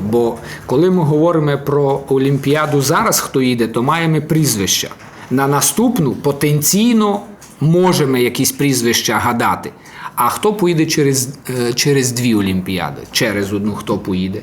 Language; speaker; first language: Ukrainian; native; Ukrainian